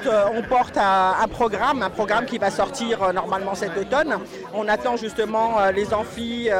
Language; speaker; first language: French; native; French